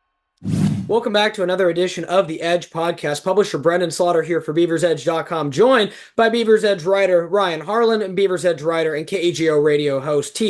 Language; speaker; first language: English; native; English